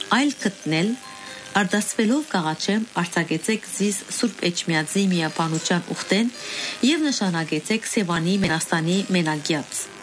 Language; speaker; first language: Armenian; early bilingual, heritage; Armenian